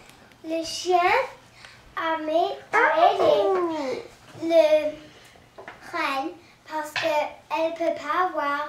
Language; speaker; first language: French; non-native, learner; English